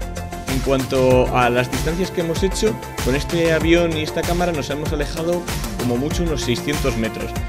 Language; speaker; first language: Spanish; native; Spanish